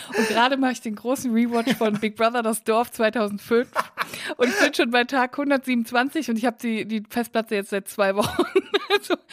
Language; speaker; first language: German; native; German